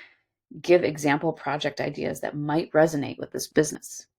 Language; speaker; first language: English; native; English